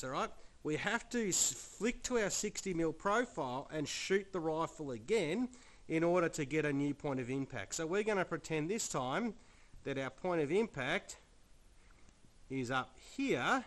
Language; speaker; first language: English; native; English